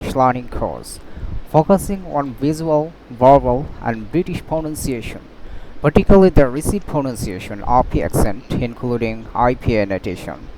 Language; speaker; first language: English; non-native, fluent; Bangla